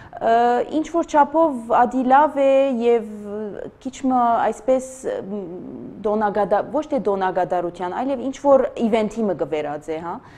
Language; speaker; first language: Armenian; early bilingual, heritage; Armenian